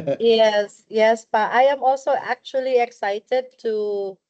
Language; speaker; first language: English; non-native, local second language; Cebuano